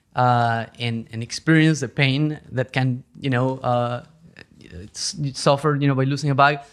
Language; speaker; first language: English; non-native, fluent; Spanish